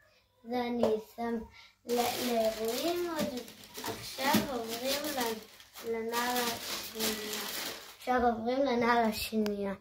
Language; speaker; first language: Hebrew; native; Hebrew